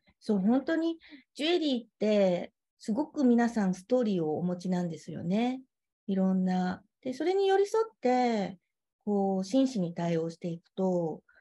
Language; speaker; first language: Japanese; native; Japanese